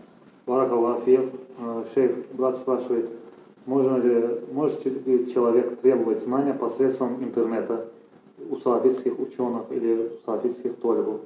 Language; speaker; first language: Russian; native; Russian